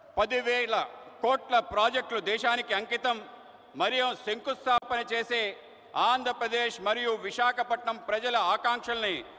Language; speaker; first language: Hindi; non-native, local second language; Gujarati